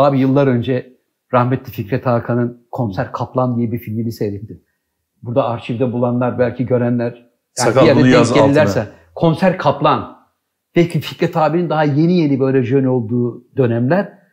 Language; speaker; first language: Turkish; native; Turkish